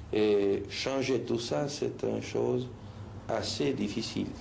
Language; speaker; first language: French; non-native, fluent; Spanish